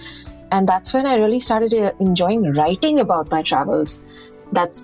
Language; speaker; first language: English; non-native, local second language; Punjabi